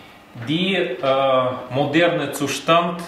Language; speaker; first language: German; non-native, learner; Russian